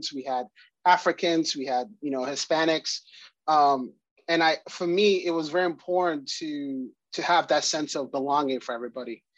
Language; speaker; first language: English; early bilingual, other home language; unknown